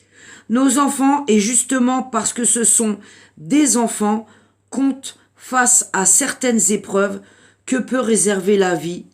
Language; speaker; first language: French; native; French